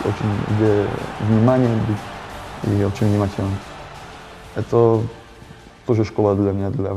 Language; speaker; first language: Russian; non-native, learner; Slovak